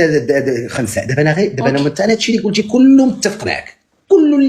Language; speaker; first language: Arabic; native; Arabic